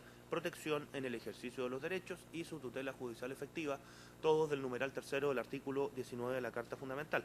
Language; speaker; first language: Spanish; native; Spanish